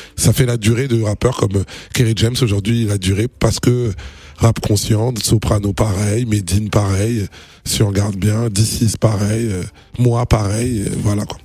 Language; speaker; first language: French; non-native, local second language; Lingala